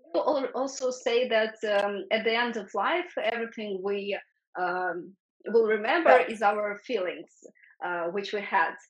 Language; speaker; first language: English; non-native, fluent; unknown